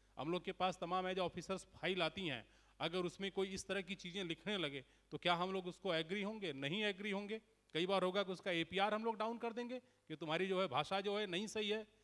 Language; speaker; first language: Hindi; native; Hindi